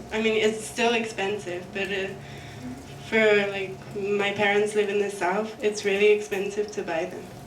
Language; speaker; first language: English; non-native, fluent; French